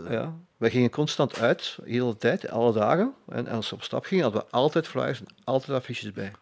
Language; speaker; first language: Dutch; native; Dutch